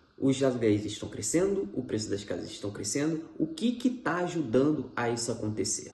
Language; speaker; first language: Portuguese; native; Portuguese